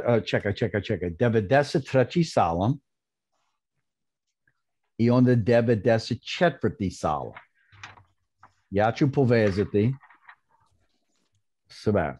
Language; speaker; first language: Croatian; early bilingual, heritage; Croatian